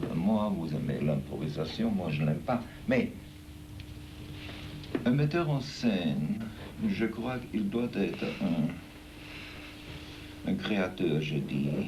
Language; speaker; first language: French; non-native, fluent; German